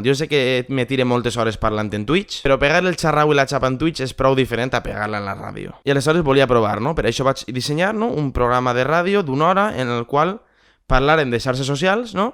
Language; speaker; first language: Catalan; native; Catalan